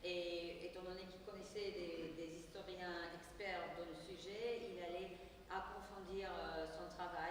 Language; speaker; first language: French; non-native, fluent; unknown